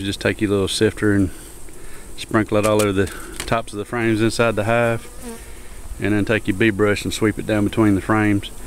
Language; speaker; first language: English; native; English